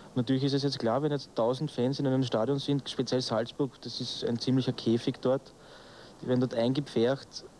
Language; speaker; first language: German; native; German